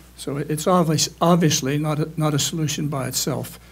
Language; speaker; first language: English; native; English